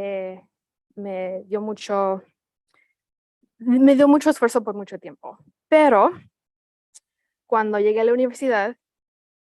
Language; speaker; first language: Spanish; early bilingual, heritage; Spanish